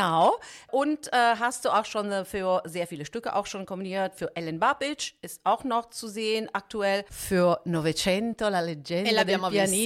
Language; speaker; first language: German; non-native, fluent; Italian